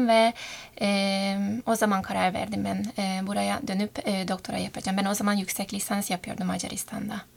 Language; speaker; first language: Turkish; non-native, fluent; Hungarian